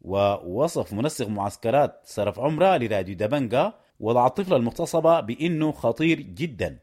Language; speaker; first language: Arabic; native; Arabic